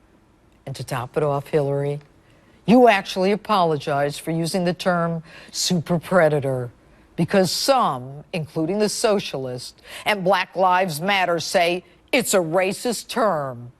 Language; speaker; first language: English; native; English